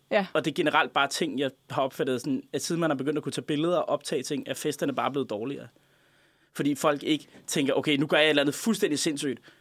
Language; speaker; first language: Danish; native; Danish